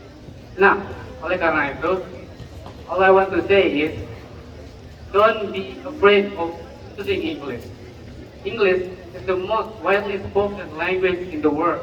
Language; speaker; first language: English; non-native, learner; Indonesian